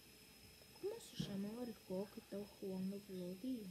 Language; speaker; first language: Spanish; early bilingual, other home language; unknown